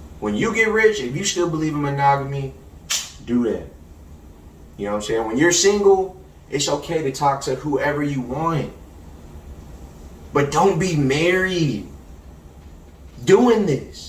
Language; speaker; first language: English; native; English